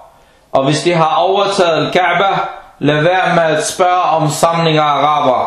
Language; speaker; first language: Danish; early bilingual, other home language; Arabic